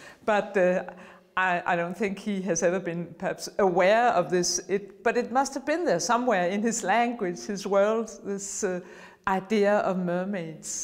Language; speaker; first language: English; non-native, fluent; Danish